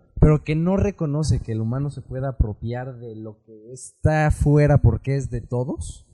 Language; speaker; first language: Spanish; native; Spanish